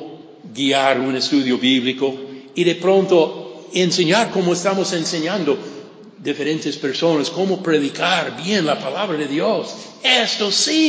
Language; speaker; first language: Spanish; non-native, fluent; English